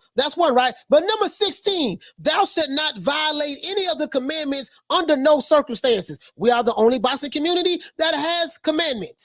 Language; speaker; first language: English; native; English